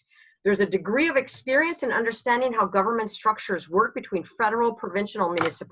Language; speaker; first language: English; native; English